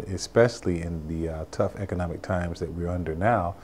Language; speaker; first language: English; native; English